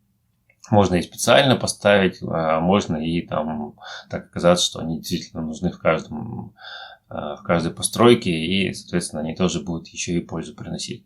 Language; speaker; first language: Russian; native; Russian